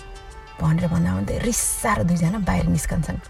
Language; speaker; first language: Nepali; native; Nepali